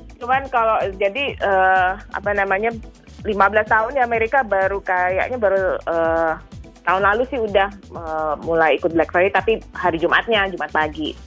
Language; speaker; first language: Indonesian; native; Indonesian